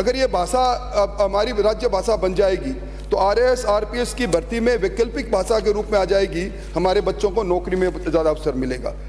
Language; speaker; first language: Hindi; native; Hindi